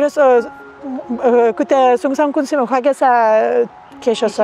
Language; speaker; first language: Korean; non-native, learner; Lithuanian